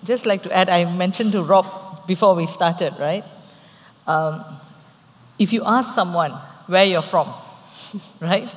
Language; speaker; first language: English; non-native, local second language; Tamil